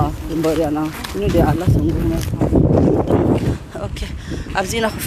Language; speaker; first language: Swedish; non-native, learner; Tigrinya